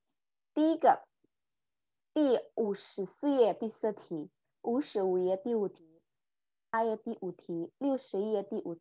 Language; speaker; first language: Chinese; non-native, fluent; Indonesian